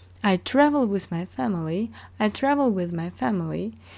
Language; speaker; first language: English; non-native, fluent; Russian